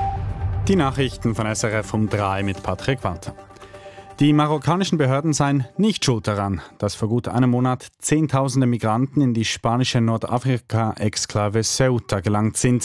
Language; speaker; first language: German; native; German